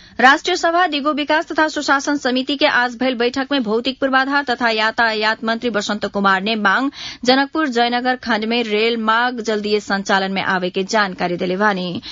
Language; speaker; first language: Bhojpuri; native; Bhojpuri